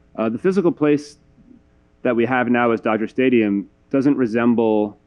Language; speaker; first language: English; native; English